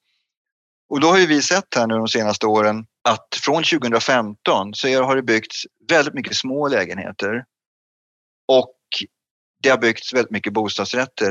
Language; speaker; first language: Swedish; native; Swedish